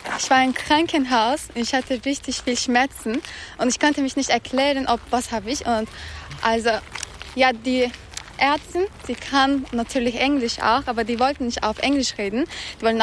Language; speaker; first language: German; non-native, fluent; Turkish